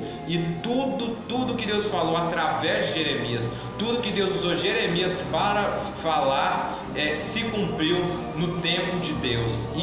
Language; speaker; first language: Portuguese; native; Portuguese